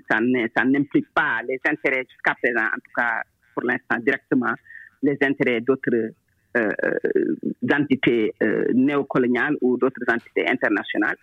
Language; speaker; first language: French; non-native, local second language; Wolof